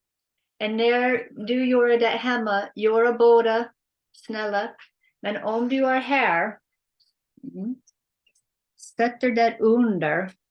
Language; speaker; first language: Swedish; non-native, learner; English